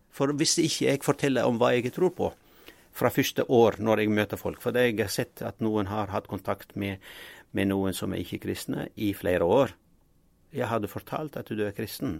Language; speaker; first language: Norwegian; non-native, fluent; Arabic